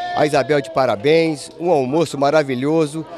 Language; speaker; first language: Portuguese; native; Portuguese